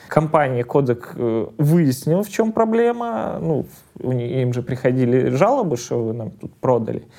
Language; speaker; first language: Russian; native; Russian